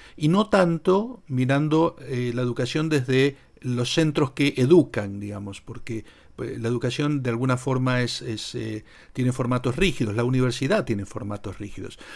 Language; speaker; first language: Spanish; native; Spanish